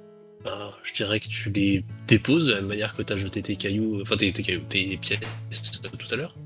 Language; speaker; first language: French; native; French